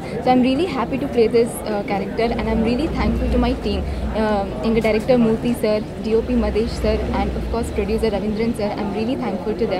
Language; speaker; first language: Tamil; non-native, fluent; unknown